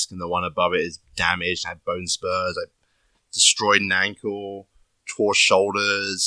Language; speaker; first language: English; native; English